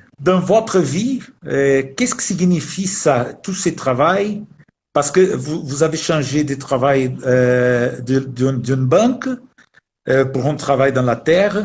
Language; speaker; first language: French; non-native, learner; Portuguese